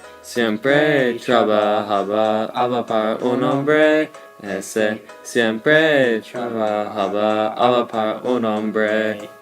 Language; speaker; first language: Spanish; non-native, learner; English